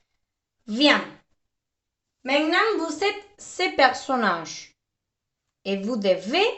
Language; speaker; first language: French; non-native, fluent; Spanish